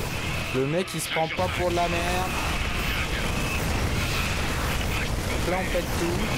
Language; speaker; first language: French; native; French